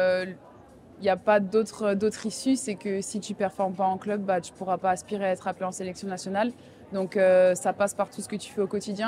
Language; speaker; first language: French; native; French